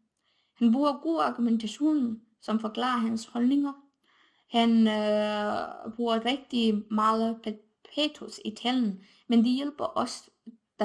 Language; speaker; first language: Danish; non-native, fluent; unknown